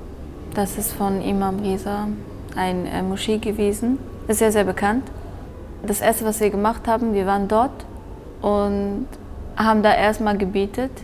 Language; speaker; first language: German; early bilingual, other home language; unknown